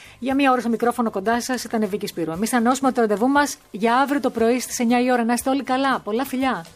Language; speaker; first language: Greek; native; Greek